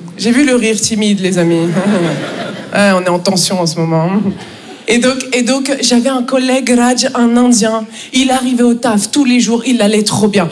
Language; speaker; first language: French; native; French